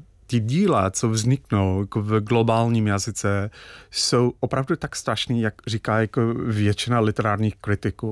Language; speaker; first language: Czech; non-native, fluent; English